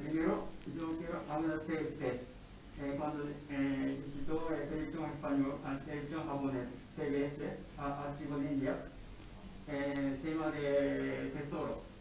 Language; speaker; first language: Spanish; non-native, learner; Japanese